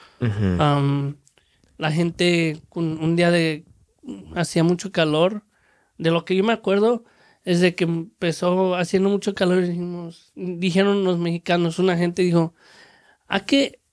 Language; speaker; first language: Spanish; early bilingual, heritage; Spanish